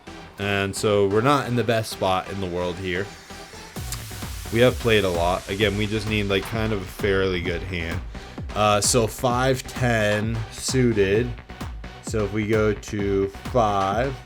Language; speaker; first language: English; native; English